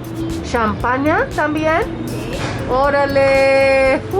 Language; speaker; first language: Spanish; non-native, learner; English